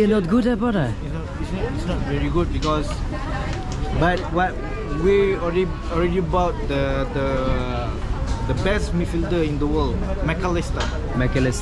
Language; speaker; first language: English; non-native, learner; Malay